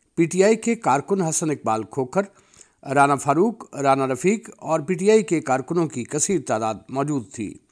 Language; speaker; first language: Urdu; non-native, local second language; Punjabi